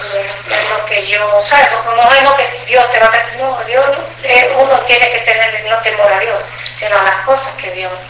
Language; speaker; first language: Spanish; native; Spanish